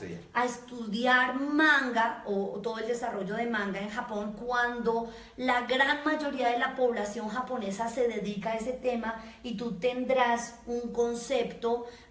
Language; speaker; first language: Spanish; native; Spanish